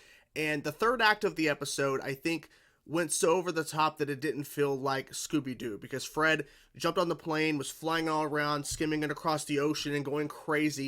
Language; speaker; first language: English; native; English